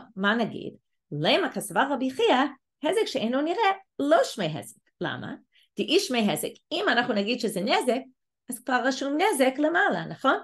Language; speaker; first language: Hebrew; non-native, fluent; English